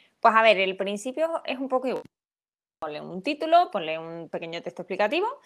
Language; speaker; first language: Spanish; native; Spanish